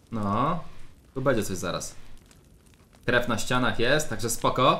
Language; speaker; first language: Polish; native; Polish